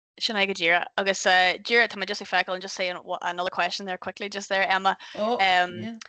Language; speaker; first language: Irish; native; Irish